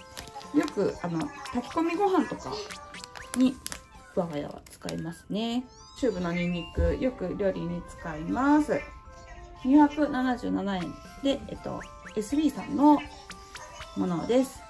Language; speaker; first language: Japanese; native; Japanese